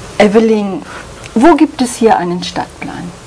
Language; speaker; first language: German; native; German